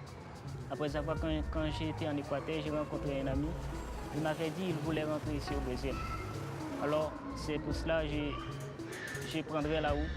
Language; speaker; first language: French; non-native, local second language; Haitian Creole